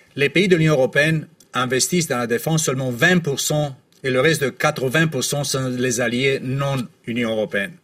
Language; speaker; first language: French; non-native, fluent; Romanian